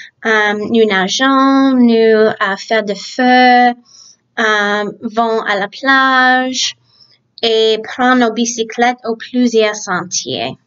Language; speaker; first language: French; early bilingual, other home language; Czech